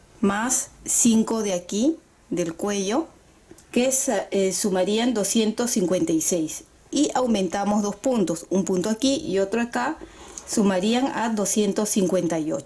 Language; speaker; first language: Spanish; native; Spanish